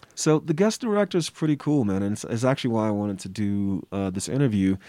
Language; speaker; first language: English; native; English